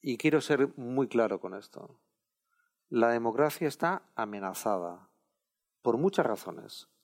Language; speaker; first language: Spanish; non-native, local second language; Catalan